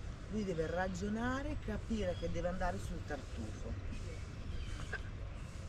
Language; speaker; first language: Italian; native; Italian